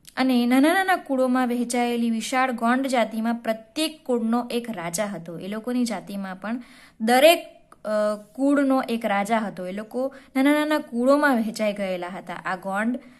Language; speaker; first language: Gujarati; native; Gujarati